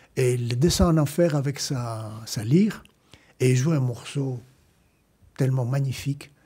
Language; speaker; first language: French; non-native, fluent; Greek